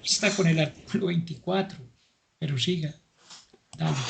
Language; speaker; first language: Spanish; native; Spanish